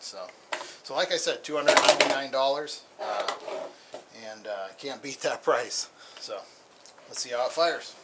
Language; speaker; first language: English; native; English